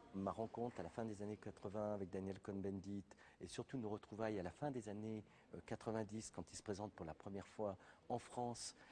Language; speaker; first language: French; native; French